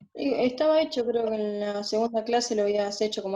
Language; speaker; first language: Spanish; native; Spanish